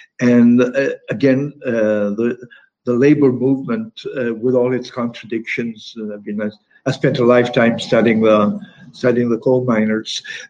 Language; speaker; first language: English; non-native, fluent; Italian